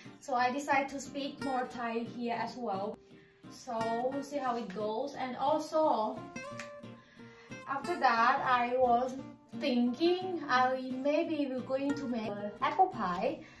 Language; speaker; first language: English; non-native, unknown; Thai